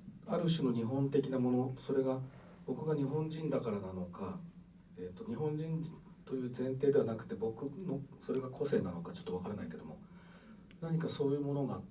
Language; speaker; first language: Japanese; native; Japanese